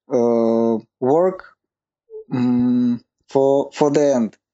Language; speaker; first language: English; non-native, learner; Russian